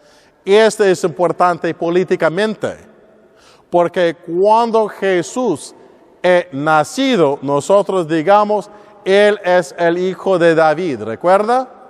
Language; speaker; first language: Spanish; non-native, learner; English